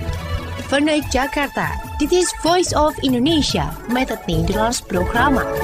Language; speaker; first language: Dutch; non-native, fluent; Indonesian